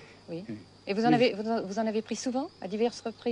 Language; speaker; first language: French; native; French